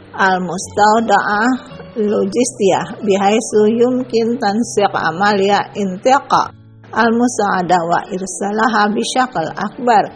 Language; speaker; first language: Arabic; non-native, learner; Indonesian